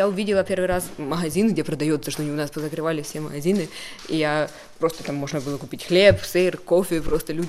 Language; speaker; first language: Czech; non-native, learner; Ukrainian